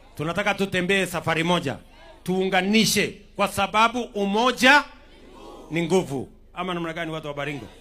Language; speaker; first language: Swahili; non-native, local second language; Kalenjin